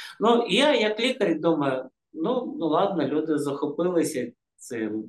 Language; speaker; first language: Ukrainian; non-native, local second language; Russian